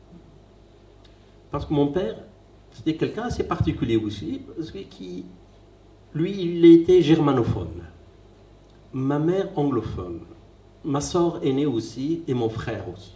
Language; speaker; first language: French; non-native, fluent; Persian